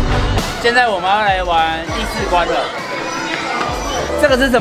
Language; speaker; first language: Chinese; native; Chinese